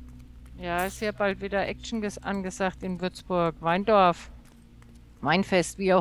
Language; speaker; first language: German; native; German